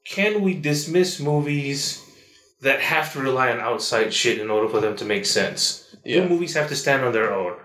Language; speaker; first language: English; non-native, local second language; Malay